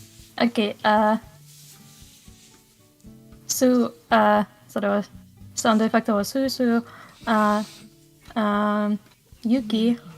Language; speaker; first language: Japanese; non-native, learner; English